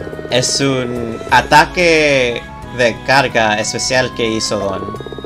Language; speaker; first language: Spanish; non-native, learner; English